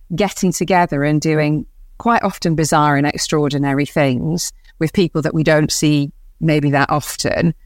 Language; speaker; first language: English; native; English